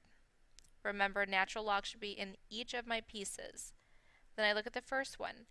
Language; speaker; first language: English; native; English